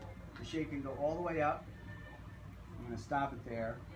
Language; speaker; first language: English; native; English